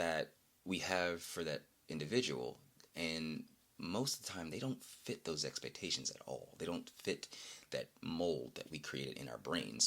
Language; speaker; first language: English; native; English